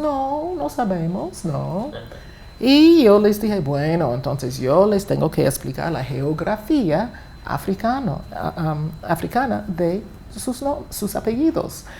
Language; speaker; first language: Spanish; non-native, fluent; English